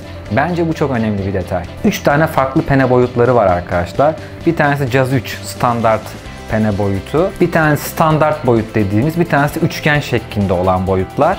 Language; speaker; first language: Turkish; native; Turkish